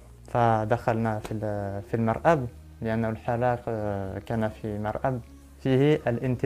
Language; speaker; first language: Arabic; non-native, learner; French